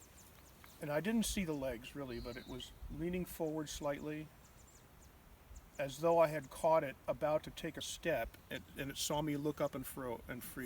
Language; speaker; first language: English; native; English